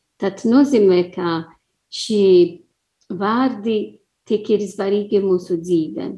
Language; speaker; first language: Latvian; non-native, learner; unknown